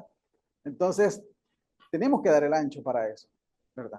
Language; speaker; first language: Spanish; native; Spanish